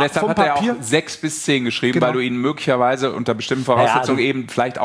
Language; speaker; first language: German; native; German